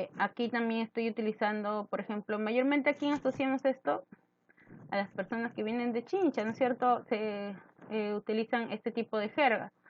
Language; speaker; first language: Spanish; native; Spanish